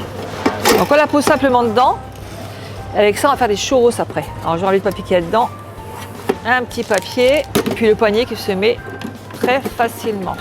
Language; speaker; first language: French; native; French